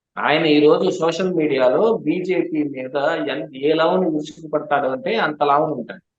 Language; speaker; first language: Telugu; native; Telugu